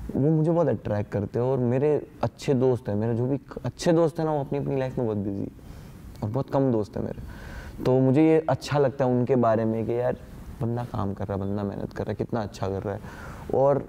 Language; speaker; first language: Hindi; non-native, local second language; Gujarati